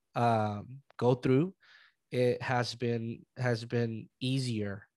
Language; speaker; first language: English; early bilingual, other home language; Spanish